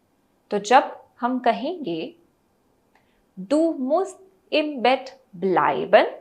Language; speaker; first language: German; non-native, fluent; Hindi